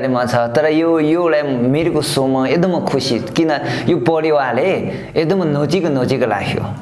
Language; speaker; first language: Nepali; non-native, learner; Chinese